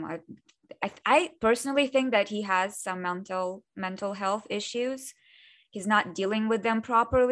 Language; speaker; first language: English; non-native, fluent; Russian